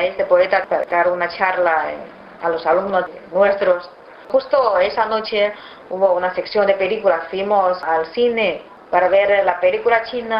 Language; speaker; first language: Spanish; non-native, fluent; Chinese